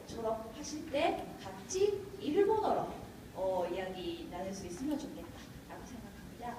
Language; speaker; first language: Korean; non-native, fluent; Japanese